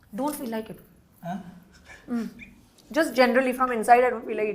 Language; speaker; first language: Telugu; non-native, local second language; Hindi